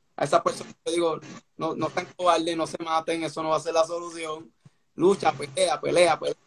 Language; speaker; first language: Spanish; native; Spanish